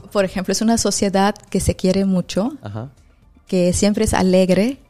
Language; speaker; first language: Spanish; non-native, fluent; Arabic